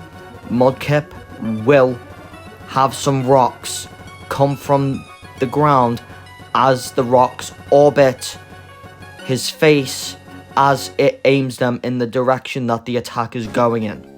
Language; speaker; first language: English; native; English